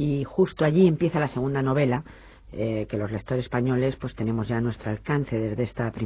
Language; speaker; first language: Spanish; native; Spanish